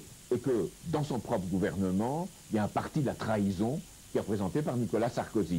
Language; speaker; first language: French; native; French